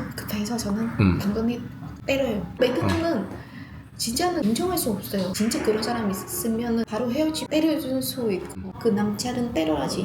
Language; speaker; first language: Korean; non-native, learner; Vietnamese